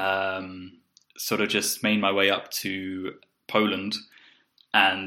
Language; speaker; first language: English; native; English